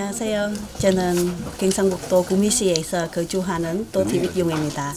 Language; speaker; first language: Korean; non-native, fluent; Vietnamese